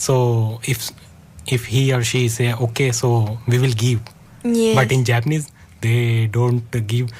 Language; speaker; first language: English; non-native, learner; Hindi